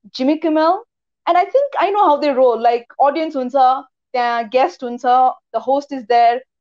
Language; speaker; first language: English; non-native, local second language; Nepali